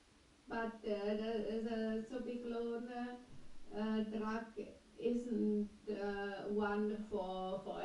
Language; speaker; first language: English; non-native, learner; German